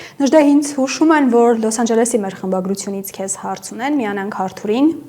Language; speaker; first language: Armenian; native; Armenian